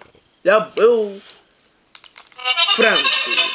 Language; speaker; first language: Russian; early bilingual, heritage; Russian